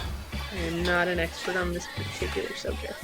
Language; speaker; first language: English; native; English